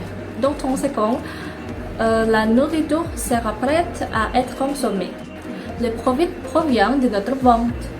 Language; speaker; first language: French; non-native, learner; Indonesian